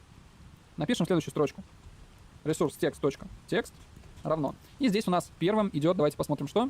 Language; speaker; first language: Russian; native; Russian